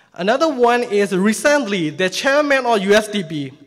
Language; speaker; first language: English; non-native, fluent; Burmese